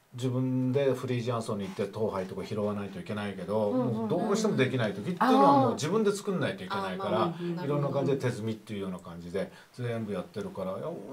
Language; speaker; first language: Japanese; native; Japanese